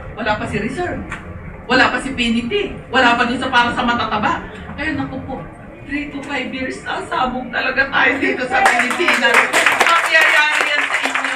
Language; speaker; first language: Filipino; native; Filipino